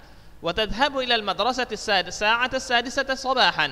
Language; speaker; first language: Arabic; non-native, fluent; Indonesian